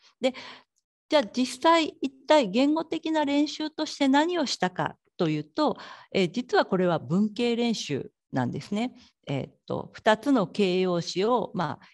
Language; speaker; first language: Japanese; native; Japanese